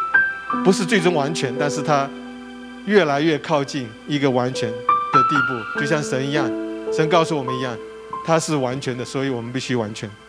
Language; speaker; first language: Chinese; native; Chinese